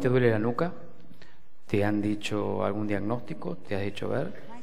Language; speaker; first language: Spanish; native; Spanish